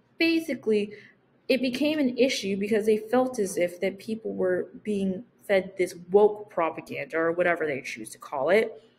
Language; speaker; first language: English; native; English